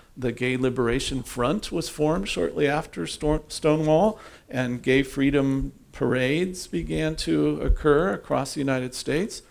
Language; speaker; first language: English; native; English